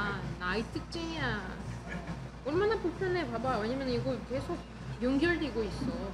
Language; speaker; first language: Korean; non-native, fluent; Russian